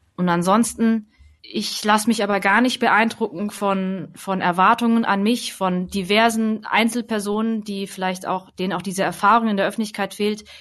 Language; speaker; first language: German; native; German